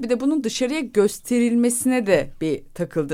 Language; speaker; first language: Turkish; native; Turkish